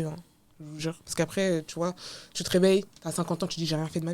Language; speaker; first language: French; native; French